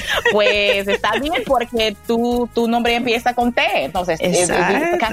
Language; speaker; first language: Spanish; non-native, learner; English